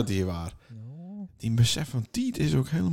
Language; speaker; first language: Dutch; native; Dutch